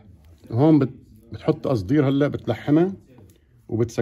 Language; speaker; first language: Arabic; native; Arabic